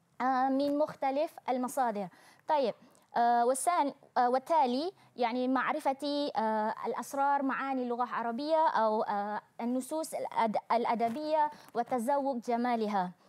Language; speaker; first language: Arabic; non-native, fluent; Malay